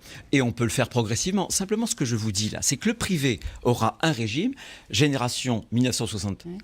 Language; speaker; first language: French; native; French